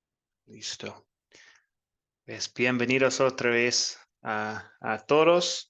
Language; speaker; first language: Spanish; non-native, fluent; English